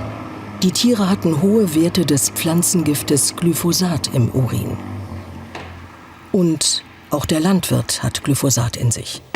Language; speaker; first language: German; native; German